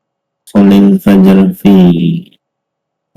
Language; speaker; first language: Arabic; non-native, learner; Indonesian